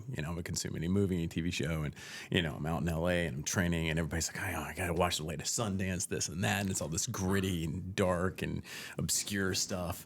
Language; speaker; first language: English; native; English